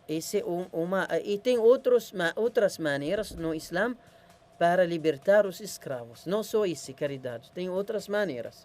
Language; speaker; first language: Portuguese; non-native, learner; Arabic